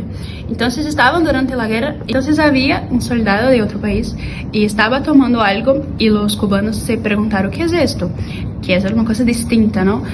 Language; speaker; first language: Spanish; non-native, learner; Portuguese